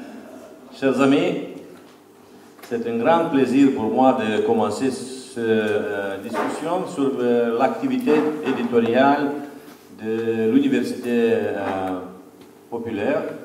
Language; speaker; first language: French; non-native, fluent; Romanian